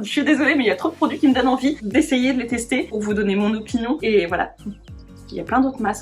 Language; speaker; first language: French; native; French